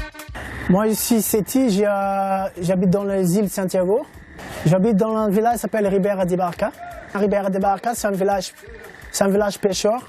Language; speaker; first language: French; non-native, learner; Kabuverdianu